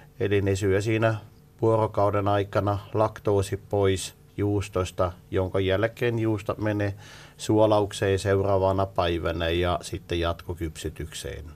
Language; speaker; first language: Finnish; non-native, fluent; Swiss German